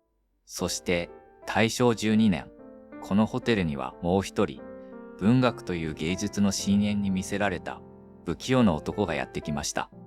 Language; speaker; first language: Japanese; native; Japanese